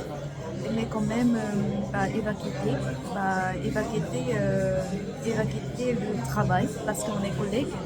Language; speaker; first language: French; non-native, learner; Korean